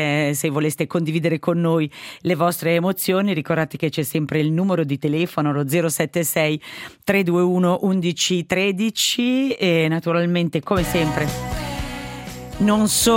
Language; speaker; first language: Italian; native; Italian